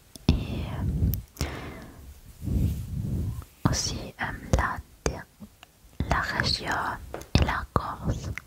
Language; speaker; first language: French; non-native, learner; German